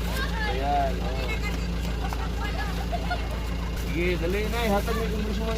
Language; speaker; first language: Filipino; non-native, local second language; Cebuano